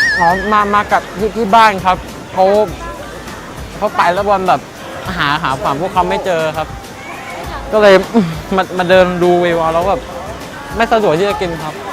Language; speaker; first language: Thai; native; Thai